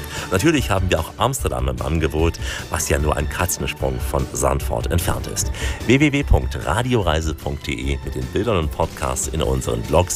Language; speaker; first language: German; native; German